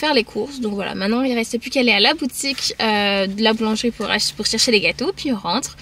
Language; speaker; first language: French; native; French